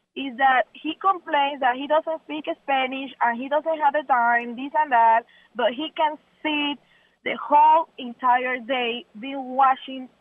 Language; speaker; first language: English; non-native, learner; Spanish